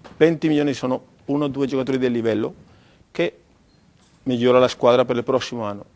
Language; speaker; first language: Italian; non-native, fluent; Spanish